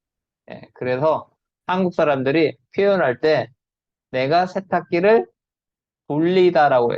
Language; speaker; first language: Korean; native; Korean